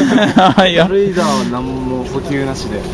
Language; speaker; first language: Japanese; native; Japanese